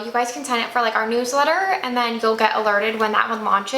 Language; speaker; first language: English; native; English